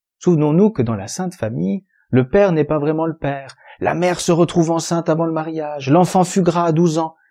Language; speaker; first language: French; native; French